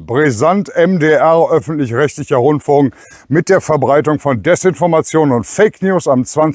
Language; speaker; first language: German; native; German